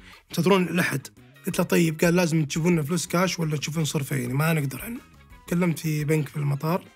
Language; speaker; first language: Arabic; native; Arabic